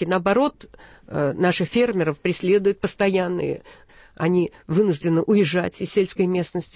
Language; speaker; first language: Russian; native; Russian